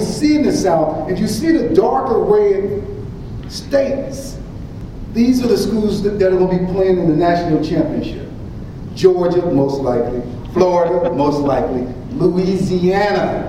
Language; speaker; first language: English; native; English